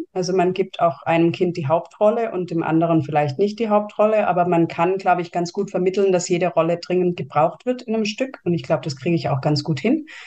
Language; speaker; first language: German; native; German